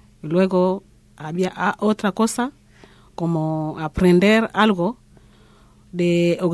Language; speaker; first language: Spanish; non-native, learner; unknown